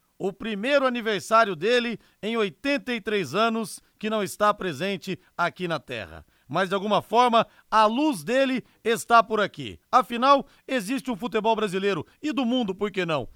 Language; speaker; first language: Portuguese; native; Portuguese